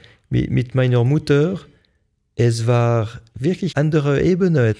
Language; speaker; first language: German; non-native, local second language; French